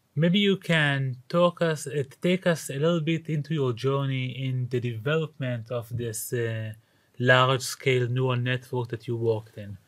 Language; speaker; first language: English; non-native, fluent; Hebrew